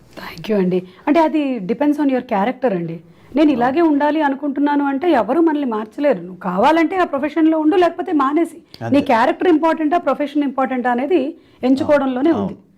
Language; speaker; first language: Telugu; non-native, local second language; Malayalam